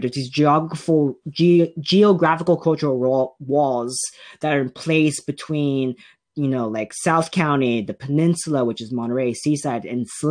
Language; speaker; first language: English; native; English